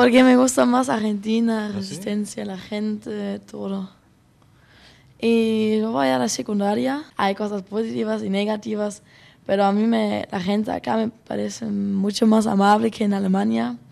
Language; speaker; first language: Spanish; non-native, learner; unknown